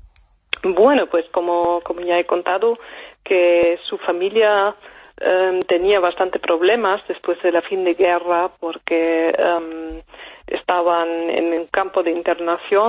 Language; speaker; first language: Spanish; non-native, fluent; German